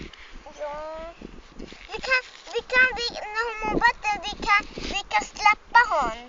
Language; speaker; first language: Swedish; early bilingual, other home language; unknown